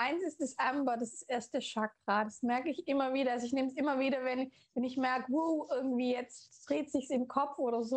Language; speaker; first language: German; native; German